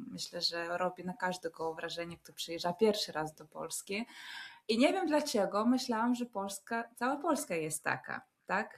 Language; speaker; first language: Polish; non-native, fluent; Russian